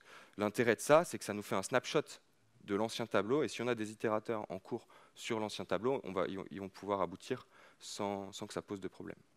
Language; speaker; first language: French; native; French